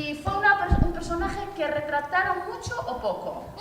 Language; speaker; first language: Spanish; native; Spanish